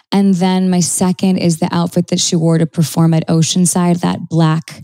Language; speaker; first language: English; native; English